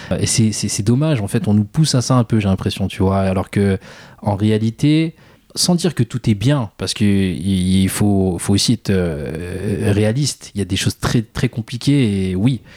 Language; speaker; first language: French; early bilingual, other home language; Khmer